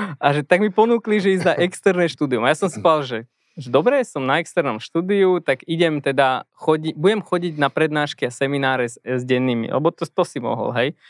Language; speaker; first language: Slovak; native; Slovak